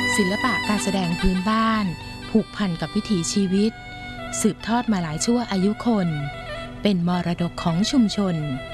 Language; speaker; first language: Thai; native; Thai